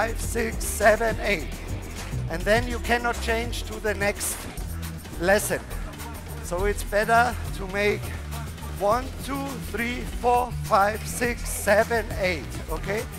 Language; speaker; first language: English; non-native, learner; German